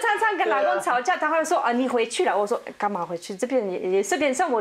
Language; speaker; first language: Chinese; non-native, fluent; French